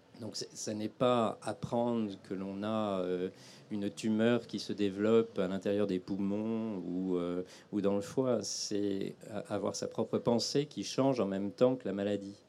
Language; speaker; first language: French; native; French